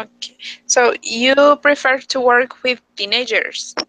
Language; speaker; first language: English; non-native, fluent; Spanish